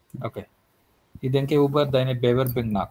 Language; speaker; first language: German; non-native, learner; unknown